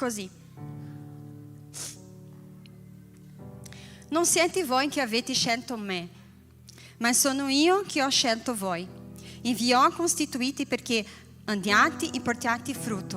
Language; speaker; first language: Italian; non-native, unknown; Portuguese